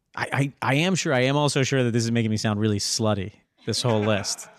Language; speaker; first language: English; native; English